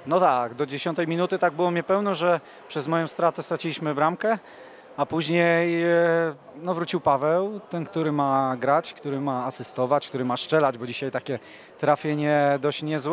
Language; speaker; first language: Polish; native; Polish